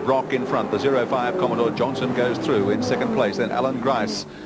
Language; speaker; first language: English; native; English